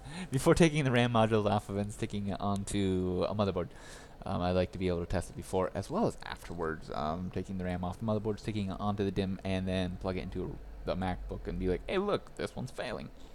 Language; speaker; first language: English; native; English